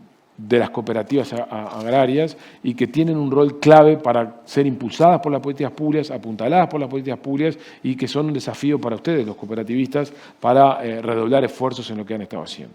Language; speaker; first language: Spanish; native; Spanish